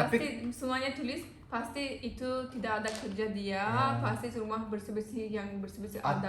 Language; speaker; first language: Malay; non-native, learner; Turkish